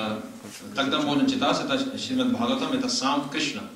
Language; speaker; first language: Russian; non-native, learner; Hindi